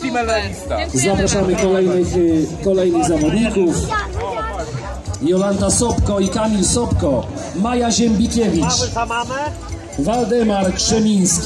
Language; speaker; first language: Polish; native; Polish